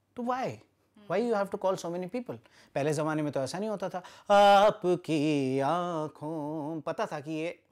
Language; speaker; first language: Hindi; native; Hindi